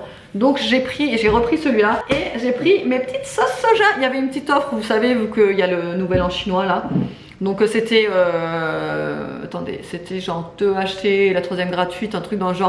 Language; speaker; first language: French; native; French